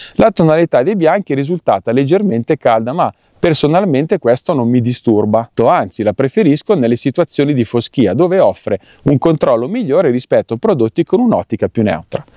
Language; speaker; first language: Italian; native; Italian